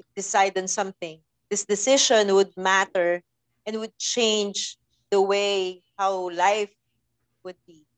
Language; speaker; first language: English; non-native, local second language; Filipino